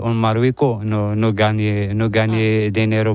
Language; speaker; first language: Spanish; non-native, learner; Arabic